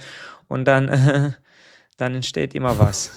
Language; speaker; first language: German; non-native, fluent; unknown